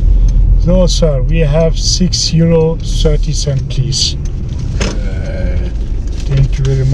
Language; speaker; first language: English; non-native, learner; Turkish